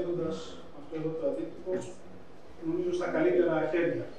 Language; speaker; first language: Greek; native; Greek